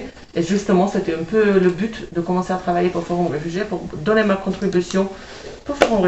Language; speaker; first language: French; non-native, fluent; Albanian